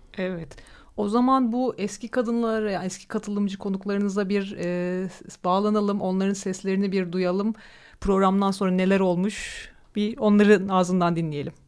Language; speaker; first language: Turkish; native; Turkish